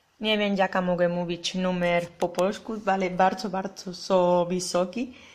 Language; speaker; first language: Polish; non-native, learner; Spanish